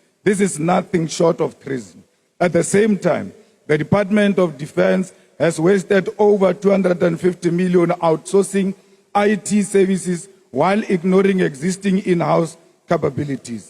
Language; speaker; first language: English; non-native, local second language; Northern Sotho